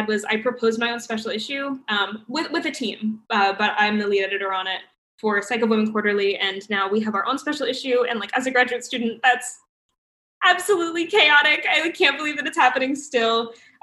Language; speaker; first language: English; native; English